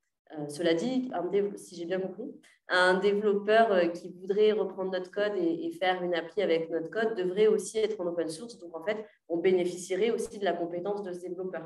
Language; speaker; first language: French; native; French